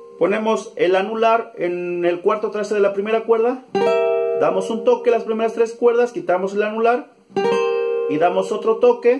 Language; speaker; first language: Spanish; native; Spanish